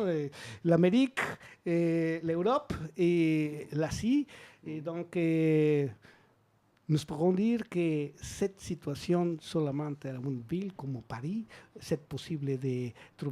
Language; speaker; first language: French; non-native, learner; Spanish